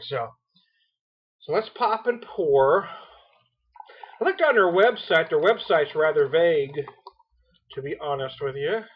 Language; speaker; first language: English; native; English